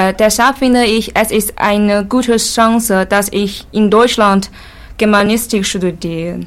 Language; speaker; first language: German; non-native, learner; Chinese